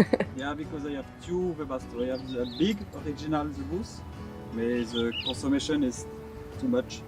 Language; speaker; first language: English; non-native, learner; French